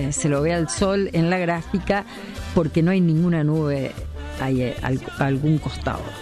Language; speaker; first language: Spanish; native; Spanish